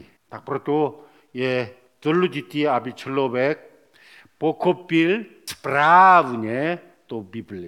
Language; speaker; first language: Czech; non-native, learner; Korean